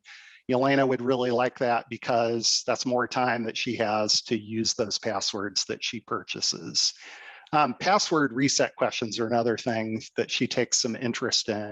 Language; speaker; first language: English; native; English